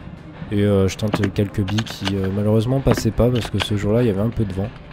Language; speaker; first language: French; native; French